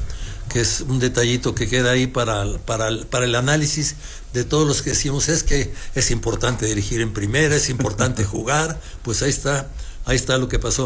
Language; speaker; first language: Spanish; native; Spanish